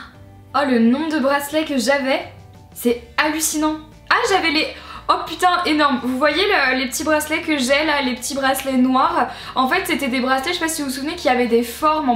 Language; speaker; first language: French; native; French